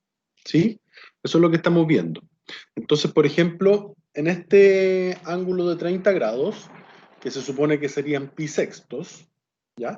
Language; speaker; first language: Spanish; native; Spanish